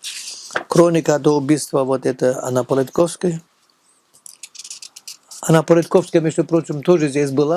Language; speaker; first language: Russian; non-native, fluent; German